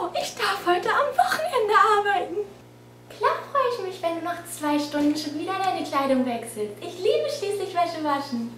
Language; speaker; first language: German; native; German